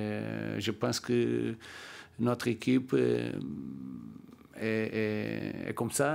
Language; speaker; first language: French; non-native, learner; Portuguese